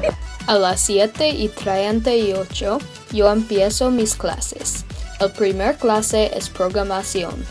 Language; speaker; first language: Spanish; non-native, learner; English